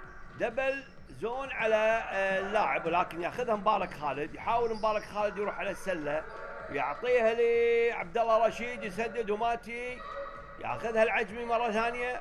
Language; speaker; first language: Arabic; native; Arabic